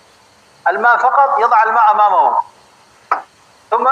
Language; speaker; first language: Arabic; non-native, fluent; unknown